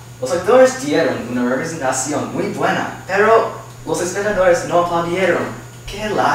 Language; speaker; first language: Spanish; non-native, learner; English